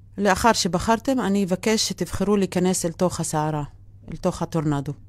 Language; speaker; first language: Hebrew; non-native, local second language; Arabic